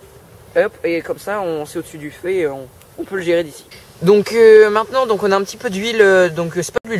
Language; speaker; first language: French; native; French